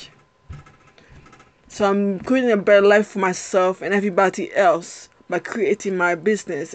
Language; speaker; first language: English; early bilingual, other home language; Haitian Creole